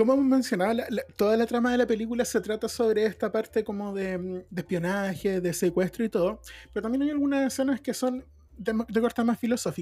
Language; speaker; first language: Spanish; native; Spanish